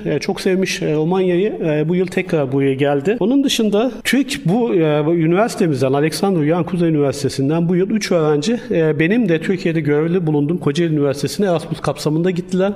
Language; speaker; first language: Turkish; native; Turkish